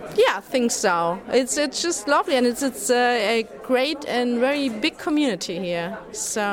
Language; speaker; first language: English; non-native, fluent; German